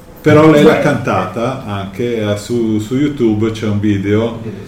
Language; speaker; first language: Italian; native; Italian